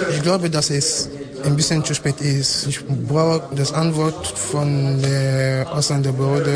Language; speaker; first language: German; non-native, learner; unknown